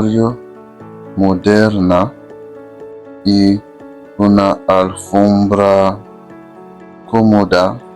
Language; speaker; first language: Spanish; non-native, fluent; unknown